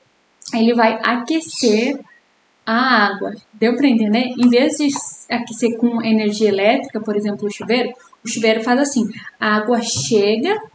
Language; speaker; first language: Portuguese; native; Portuguese